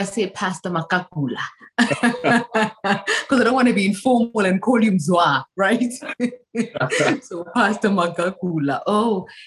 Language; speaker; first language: English; non-native, local second language; Zulu